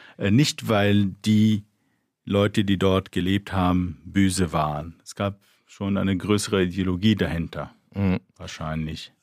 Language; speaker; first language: German; non-native, fluent; Arabic